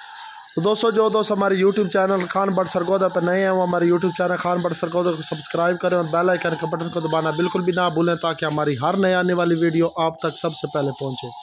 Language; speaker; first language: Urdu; non-native, local second language; Punjabi